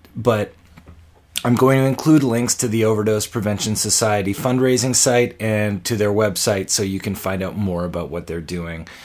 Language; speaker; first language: English; native; English